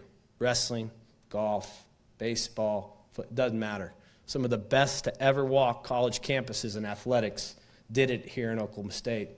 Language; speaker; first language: English; native; English